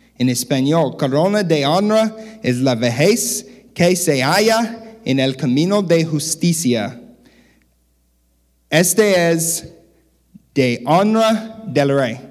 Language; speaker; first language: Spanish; non-native, learner; English